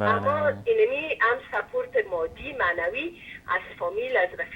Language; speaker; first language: Persian; native; Persian